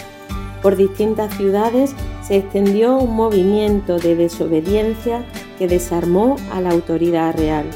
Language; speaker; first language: Spanish; native; Spanish